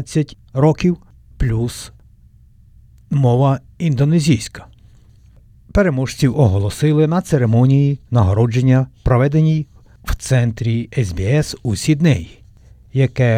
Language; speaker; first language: Ukrainian; native; Ukrainian